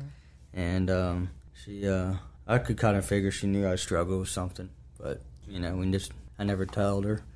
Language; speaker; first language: English; native; English